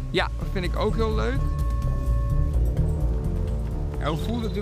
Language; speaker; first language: Dutch; native; Dutch